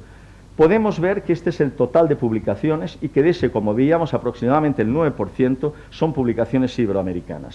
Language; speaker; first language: Spanish; native; Spanish